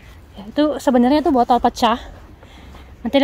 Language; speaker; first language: Indonesian; native; Indonesian